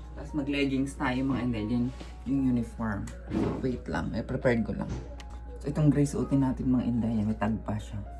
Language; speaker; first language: Filipino; non-native, local second language; Cebuano